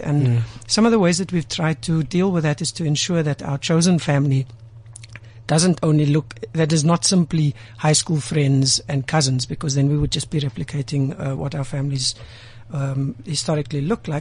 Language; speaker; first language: English; native; English